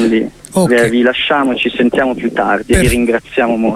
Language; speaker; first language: Italian; native; Italian